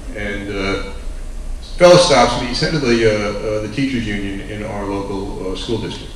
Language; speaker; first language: English; native; English